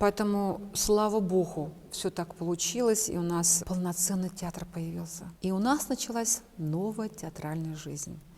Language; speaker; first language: Russian; non-native, local second language; Chuvash